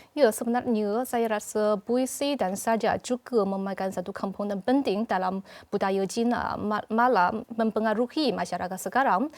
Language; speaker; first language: Malay; non-native, fluent; Chinese